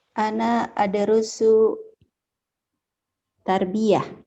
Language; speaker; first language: Arabic; non-native, learner; Indonesian